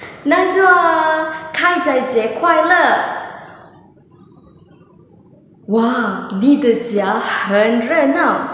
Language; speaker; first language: Chinese; non-native, learner; Malay